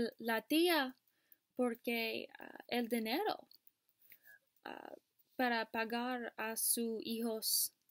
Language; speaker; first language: Spanish; non-native, learner; English